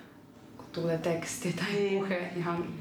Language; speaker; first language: Finnish; non-native, fluent; Ukrainian